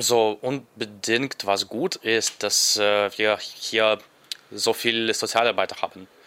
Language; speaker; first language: German; non-native, learner; Ukrainian